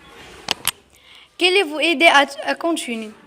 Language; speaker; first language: French; non-native, learner; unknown